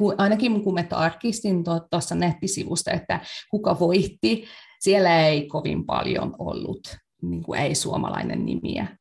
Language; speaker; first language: Finnish; non-native, fluent; Hungarian